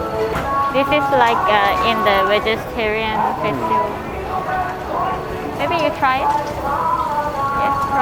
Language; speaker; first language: English; non-native, learner; Thai